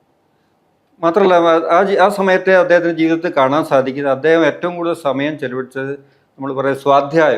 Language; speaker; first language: Malayalam; native; Malayalam